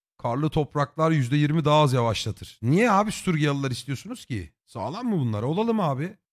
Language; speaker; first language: Turkish; native; Turkish